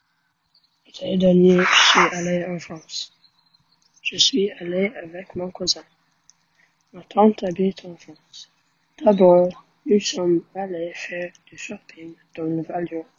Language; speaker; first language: French; non-native, learner; English